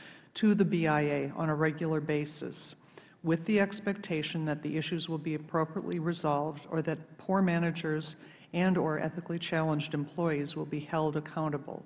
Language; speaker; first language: English; native; English